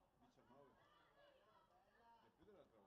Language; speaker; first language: Italian; native; Italian